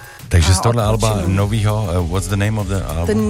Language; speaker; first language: Czech; native; Czech